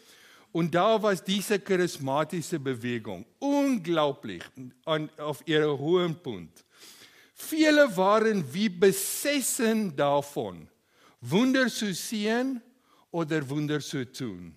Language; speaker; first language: German; non-native, learner; Afrikaans